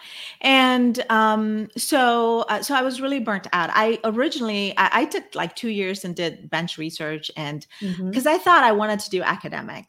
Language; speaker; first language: English; non-native, fluent; Malay